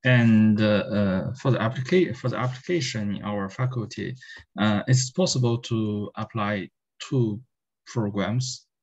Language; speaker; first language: English; non-native, learner; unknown